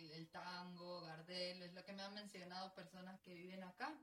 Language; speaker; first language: Spanish; native; Spanish